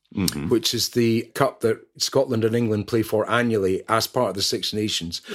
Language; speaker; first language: English; native; English